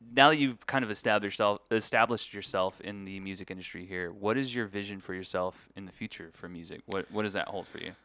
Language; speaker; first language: English; native; English